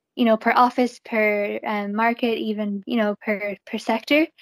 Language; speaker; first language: English; native; English